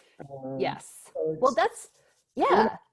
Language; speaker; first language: English; native; English